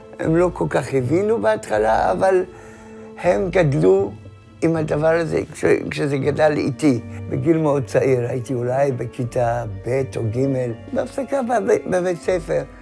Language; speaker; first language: Hebrew; non-native, fluent; English